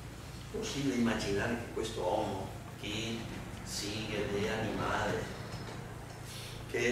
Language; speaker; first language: Italian; non-native, learner; Spanish